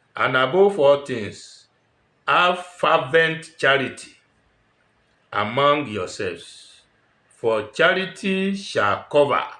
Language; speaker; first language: English; non-native, local second language; Yoruba